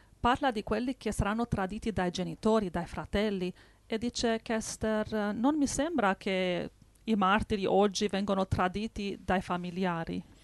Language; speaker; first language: Italian; non-native, fluent; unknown